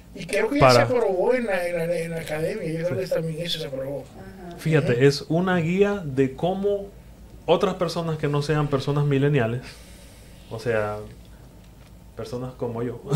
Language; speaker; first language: Spanish; native; Spanish